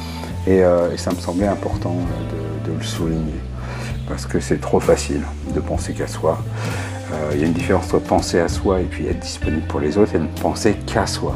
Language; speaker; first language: French; native; French